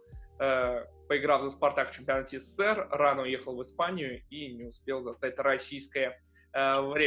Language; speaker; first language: Russian; native; Russian